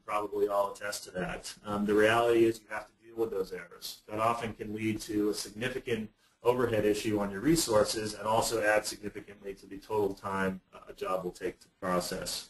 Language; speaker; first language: English; native; English